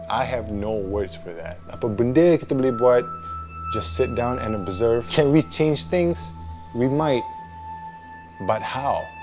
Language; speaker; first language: English; non-native, local second language; Malay